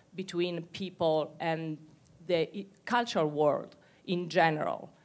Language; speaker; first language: English; non-native, fluent; Italian